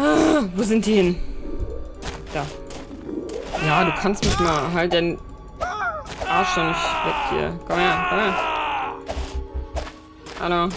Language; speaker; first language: German; native; German